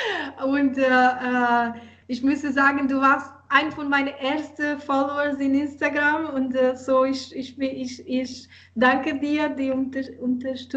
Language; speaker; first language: German; non-native, learner; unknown